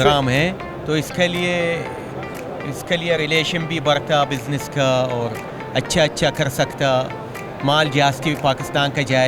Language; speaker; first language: Hindi; non-native, learner; Arabic